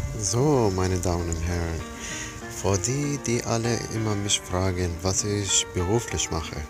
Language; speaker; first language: German; non-native, learner; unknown